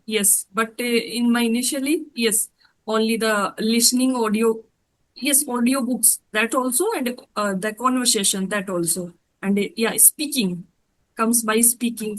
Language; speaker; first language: English; non-native, learner; Hindi